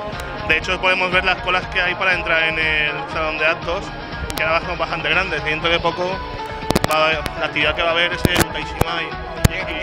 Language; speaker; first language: Spanish; native; Spanish